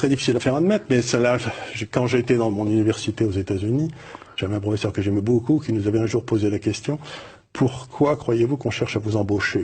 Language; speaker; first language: French; native; French